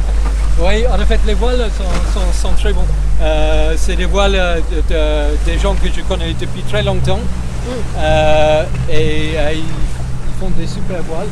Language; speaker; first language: French; non-native, fluent; English